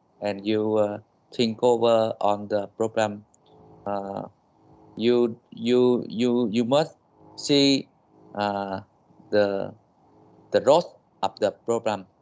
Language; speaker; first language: English; non-native, learner; Vietnamese